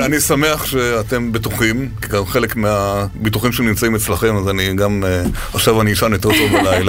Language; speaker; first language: Hebrew; native; Hebrew